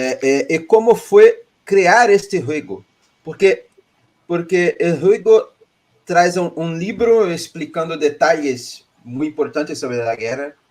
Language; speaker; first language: Spanish; non-native, learner; Portuguese